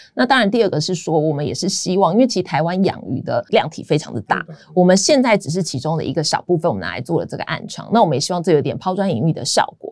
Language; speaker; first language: Chinese; native; Chinese